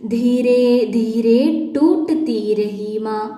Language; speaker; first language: Hindi; non-native, local second language; Malayalam